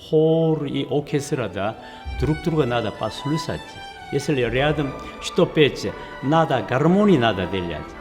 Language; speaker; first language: Russian; non-native, learner; Korean